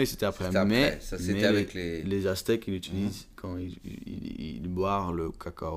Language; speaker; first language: French; non-native, learner; Dutch